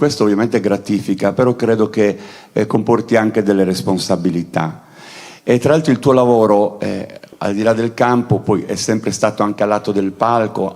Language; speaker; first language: Italian; native; Italian